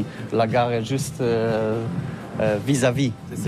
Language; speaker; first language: French; non-native, learner; Polish